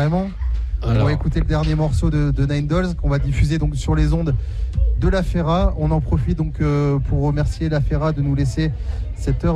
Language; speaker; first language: French; native; French